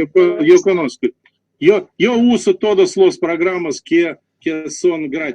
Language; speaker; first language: Spanish; non-native, learner; Russian